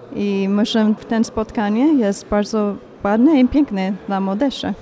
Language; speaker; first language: Polish; non-native, learner; Bulgarian